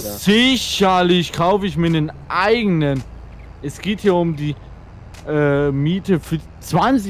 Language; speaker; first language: German; native; German